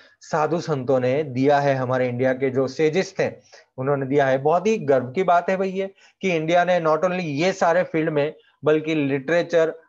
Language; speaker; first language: Hindi; non-native, local second language; Gujarati